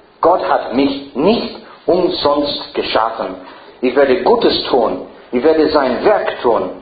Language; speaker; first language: German; non-native, fluent; English